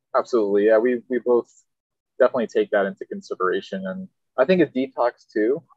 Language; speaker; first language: English; native; English